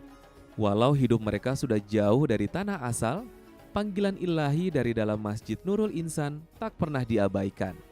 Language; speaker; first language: Indonesian; native; Indonesian